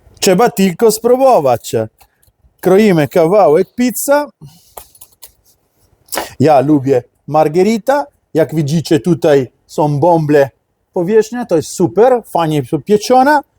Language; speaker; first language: Polish; non-native, learner; Italian